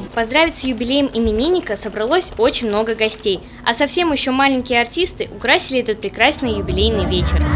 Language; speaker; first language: Russian; native; Russian